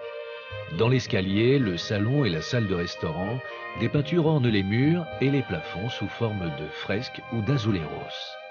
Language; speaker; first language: French; native; French